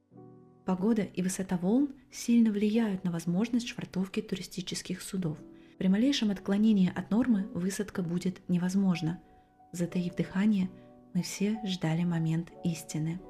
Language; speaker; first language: Russian; native; Russian